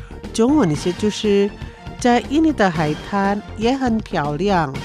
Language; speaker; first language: Chinese; non-native, fluent; Indonesian